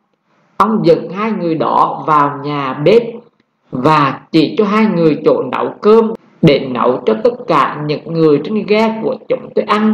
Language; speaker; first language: Vietnamese; native; Vietnamese